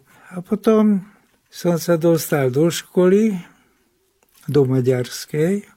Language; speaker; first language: Slovak; non-native, local second language; Hungarian